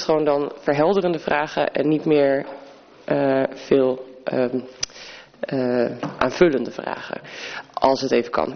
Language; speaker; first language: Dutch; native; Dutch